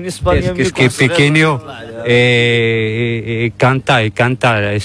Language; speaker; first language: Spanish; non-native, learner; Arabic